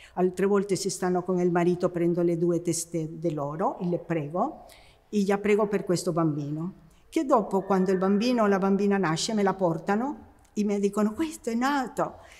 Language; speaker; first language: Italian; non-native, fluent; Spanish